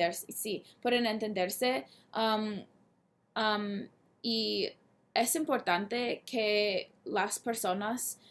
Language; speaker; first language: Spanish; non-native, learner; English